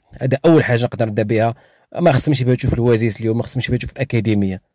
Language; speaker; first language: Arabic; native; Arabic